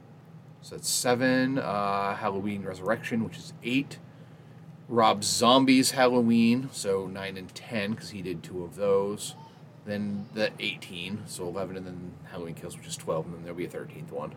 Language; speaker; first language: English; native; English